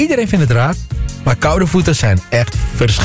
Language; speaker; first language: Dutch; native; Dutch